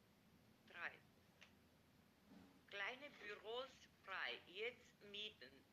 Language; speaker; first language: German; non-native, learner; Macedonian